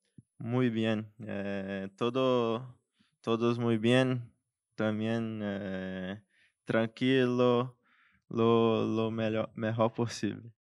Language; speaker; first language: Spanish; non-native, learner; Portuguese